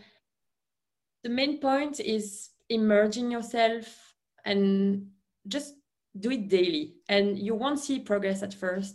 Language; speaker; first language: English; non-native, fluent; French